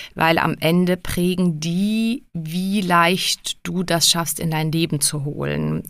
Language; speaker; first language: German; early bilingual, other home language; Czech